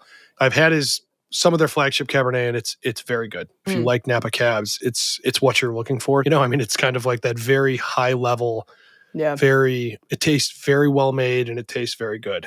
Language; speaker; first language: English; native; English